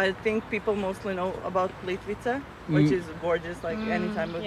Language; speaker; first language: English; non-native, fluent; Croatian